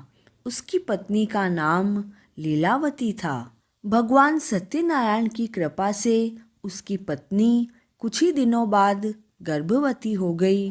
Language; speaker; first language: Hindi; native; Hindi